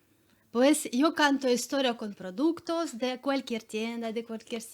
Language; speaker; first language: Spanish; non-native, learner; Ukrainian